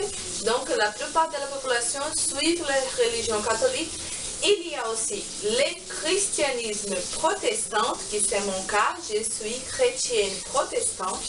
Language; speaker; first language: French; non-native, learner; Portuguese